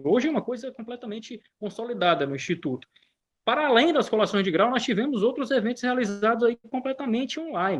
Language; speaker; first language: Portuguese; native; Portuguese